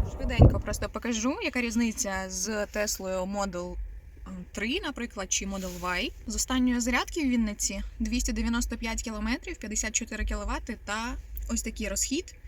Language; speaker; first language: Ukrainian; non-native, local second language; Russian